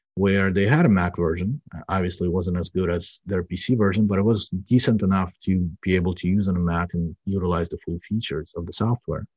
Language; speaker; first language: English; early bilingual, other home language; Russian